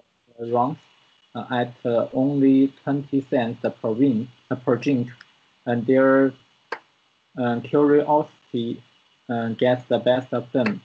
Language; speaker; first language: English; non-native, learner; Chinese